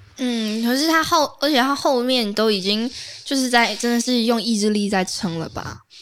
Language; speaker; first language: Chinese; native; Chinese